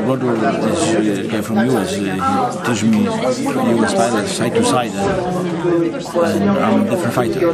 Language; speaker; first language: English; non-native, learner; Polish